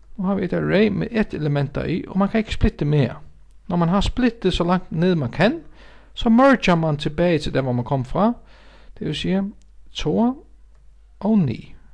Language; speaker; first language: Danish; non-native, local second language; Faroese